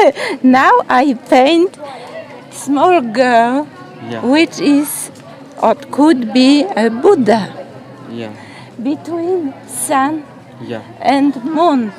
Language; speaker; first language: English; non-native, learner; Polish